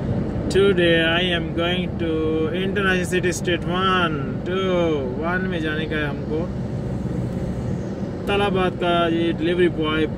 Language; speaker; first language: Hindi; non-native, local second language; Punjabi